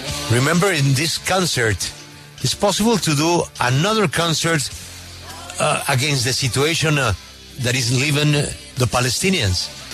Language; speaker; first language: English; non-native, learner; Spanish